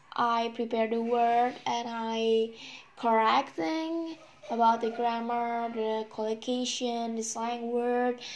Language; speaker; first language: English; non-native, learner; Indonesian